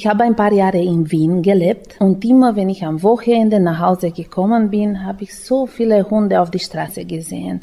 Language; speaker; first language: German; non-native, local second language; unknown